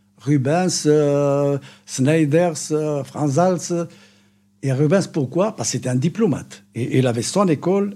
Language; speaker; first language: French; non-native, local second language; Arabic